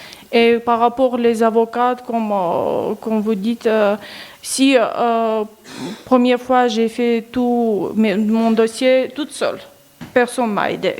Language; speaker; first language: French; non-native, learner; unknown